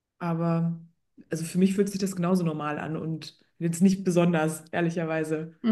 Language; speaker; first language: German; early bilingual, other home language; Polish